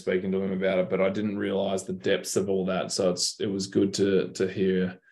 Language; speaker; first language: English; native; English